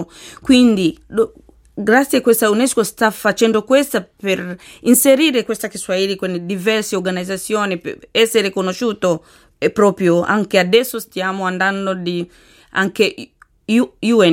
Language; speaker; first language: Italian; non-native, learner; Swahili